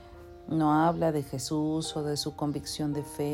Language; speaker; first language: Spanish; native; Spanish